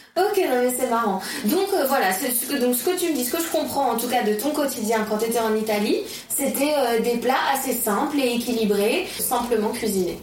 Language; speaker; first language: French; native; French